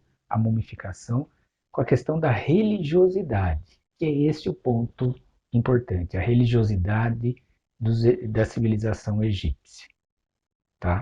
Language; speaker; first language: Portuguese; native; Portuguese